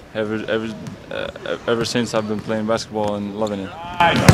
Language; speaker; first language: English; non-native, fluent; Latvian